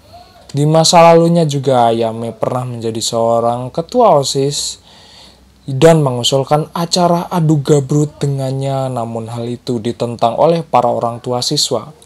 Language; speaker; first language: Indonesian; native; Indonesian